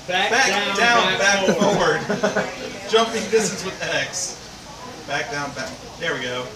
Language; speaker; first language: English; native; English